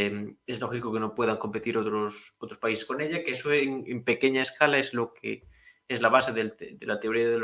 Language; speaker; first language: Spanish; native; Spanish